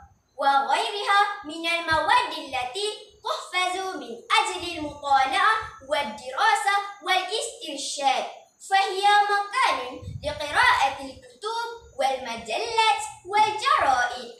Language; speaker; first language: Arabic; non-native, learner; Malay